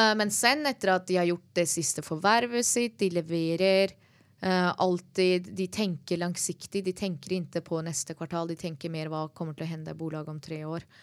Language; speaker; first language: Norwegian; early bilingual, other home language; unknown